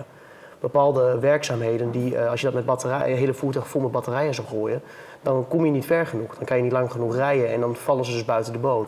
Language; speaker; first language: Dutch; native; Dutch